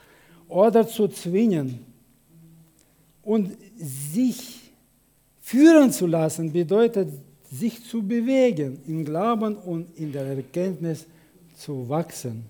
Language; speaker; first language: German; non-native, fluent; Russian